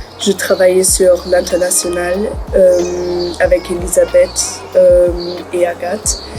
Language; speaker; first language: French; non-native, learner; German